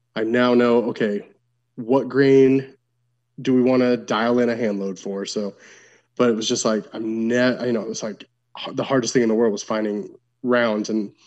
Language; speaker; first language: English; native; English